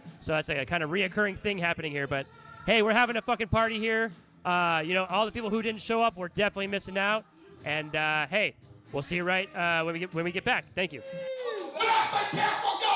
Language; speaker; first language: English; native; English